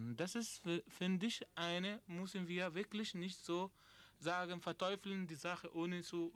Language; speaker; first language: German; non-native, learner; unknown